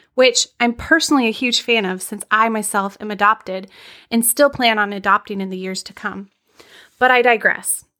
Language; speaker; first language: English; native; English